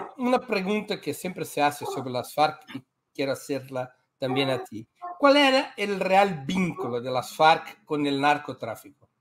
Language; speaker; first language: Spanish; non-native, fluent; Portuguese